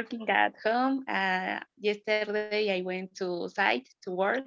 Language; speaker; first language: English; non-native, learner; Spanish